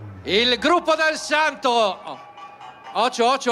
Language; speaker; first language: Italian; native; Italian